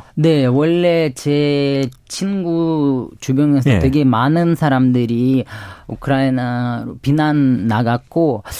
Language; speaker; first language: Korean; non-native, fluent; Ukrainian